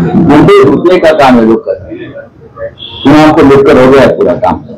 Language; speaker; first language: Hindi; non-native, local second language; Marathi